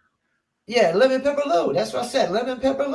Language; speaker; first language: English; native; English